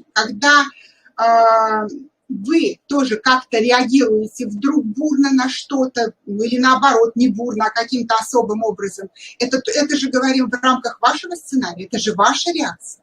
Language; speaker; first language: Russian; native; Russian